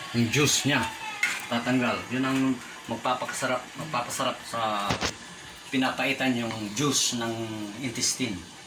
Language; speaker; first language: Filipino; native; Filipino